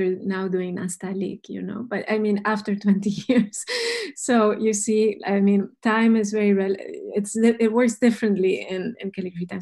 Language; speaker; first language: English; non-native, fluent; Spanish